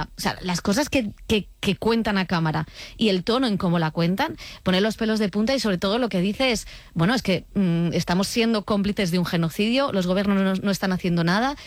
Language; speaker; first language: Spanish; native; Spanish